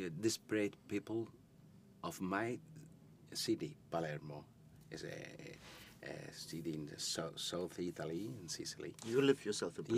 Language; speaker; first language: English; non-native, learner; Italian